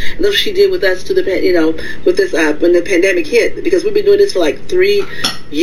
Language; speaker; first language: English; native; English